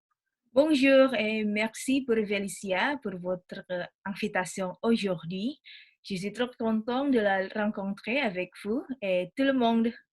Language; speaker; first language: French; non-native, learner; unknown